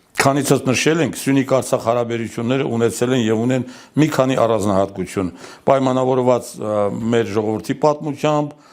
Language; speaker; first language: Armenian; native; Armenian